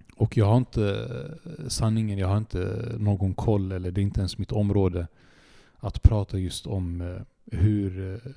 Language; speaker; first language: Swedish; native; Swedish